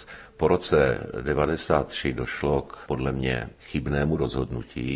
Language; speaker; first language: Czech; native; Czech